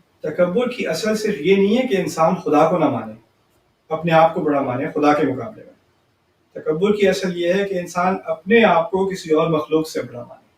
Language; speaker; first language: Urdu; early bilingual, heritage; Urdu